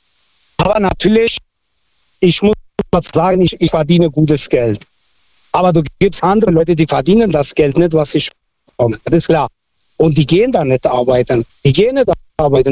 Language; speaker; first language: German; non-native, fluent; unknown